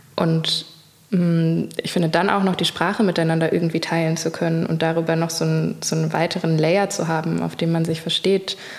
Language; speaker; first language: German; native; German